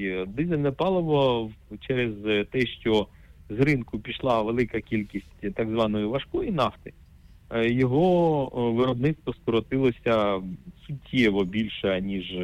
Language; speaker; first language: Ukrainian; native; Ukrainian